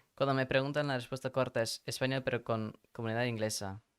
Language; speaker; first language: Spanish; early bilingual, other home language; English